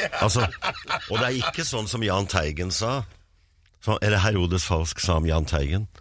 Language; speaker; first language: Norwegian; native; Norwegian